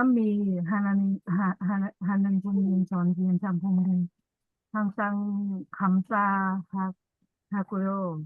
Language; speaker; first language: Korean; non-native, learner; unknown